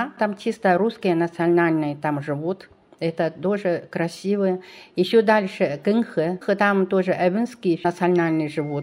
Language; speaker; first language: Russian; non-native, learner; Chinese